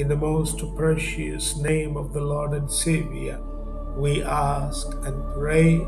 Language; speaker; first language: English; non-native, local second language; Tamil